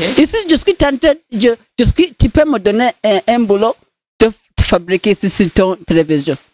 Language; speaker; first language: French; non-native, local second language; Rundi